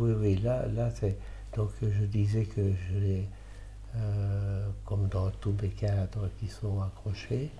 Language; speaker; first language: French; early bilingual, other home language; Italian